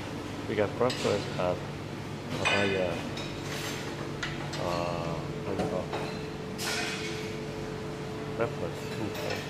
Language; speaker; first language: English; non-native, fluent; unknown